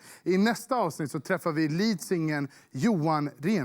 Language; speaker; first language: Swedish; native; Swedish